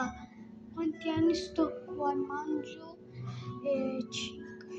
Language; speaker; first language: Italian; early bilingual, other home language; Bangla